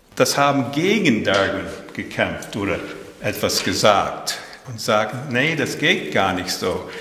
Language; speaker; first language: German; early bilingual, heritage; German